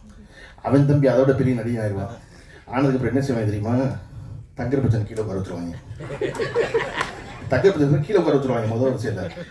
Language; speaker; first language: Tamil; native; Tamil